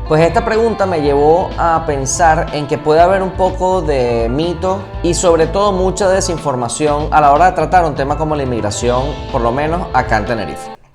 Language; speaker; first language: Spanish; native; Spanish